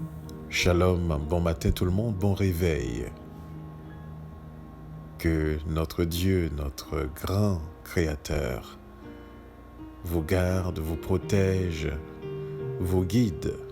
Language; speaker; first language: French; native; French